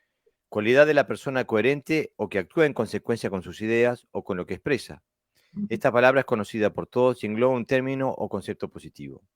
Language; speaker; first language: Spanish; native; Spanish